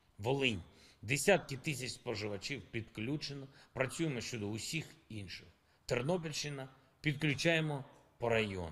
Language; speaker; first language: Ukrainian; non-native, local second language; Russian